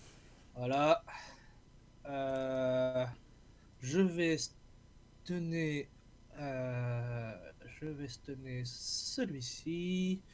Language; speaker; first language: French; native; French